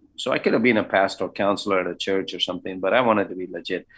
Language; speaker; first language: English; non-native, local second language; Kannada